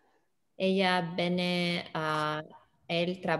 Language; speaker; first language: Spanish; non-native, learner; English